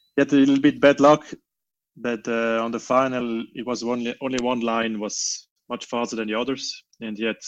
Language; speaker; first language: English; non-native, learner; Romansh